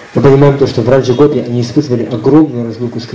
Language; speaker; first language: Russian; native; Russian